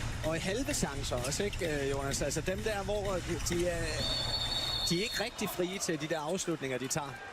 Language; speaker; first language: Danish; native; Danish